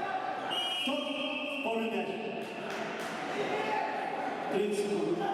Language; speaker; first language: Russian; native; Russian